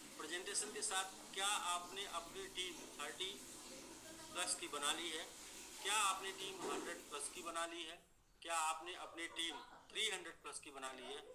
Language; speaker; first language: Hindi; native; Hindi